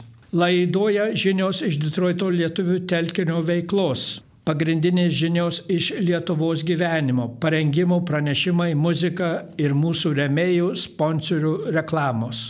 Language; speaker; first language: Lithuanian; early bilingual, heritage; Lithuanian